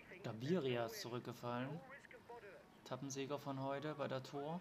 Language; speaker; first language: German; native; German